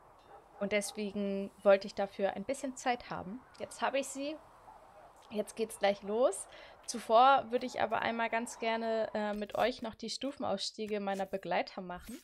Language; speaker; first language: German; native; German